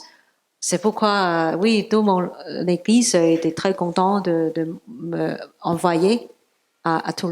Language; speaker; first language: French; non-native, learner; Cantonese